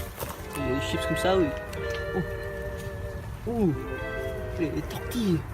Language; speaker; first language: French; non-native, learner; English